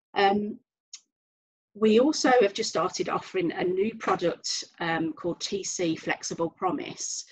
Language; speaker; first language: English; native; English